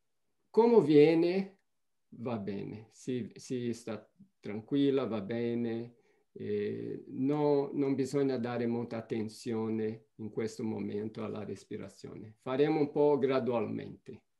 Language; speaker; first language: Italian; non-native, fluent; Portuguese